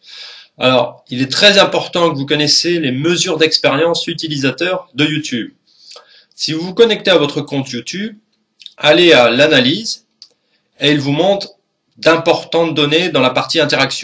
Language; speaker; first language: French; native; French